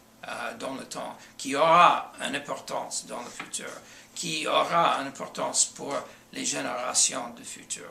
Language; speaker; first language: French; non-native, fluent; English